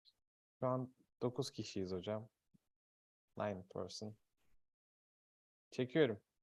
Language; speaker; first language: Turkish; native; Turkish